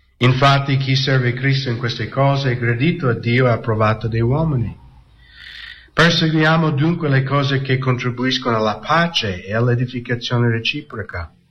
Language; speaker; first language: Italian; non-native, fluent; English